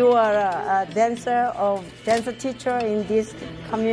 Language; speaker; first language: English; non-native, learner; Korean